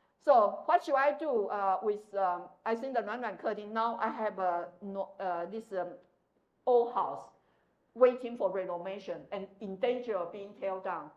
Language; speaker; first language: English; non-native, fluent; Chinese